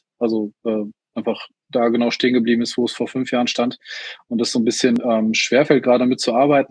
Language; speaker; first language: German; native; German